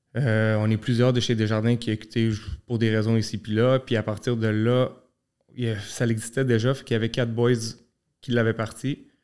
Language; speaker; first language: French; early bilingual, other home language; Arabic